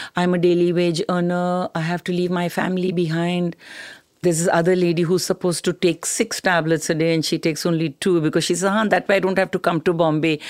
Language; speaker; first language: English; non-native, local second language; Tamil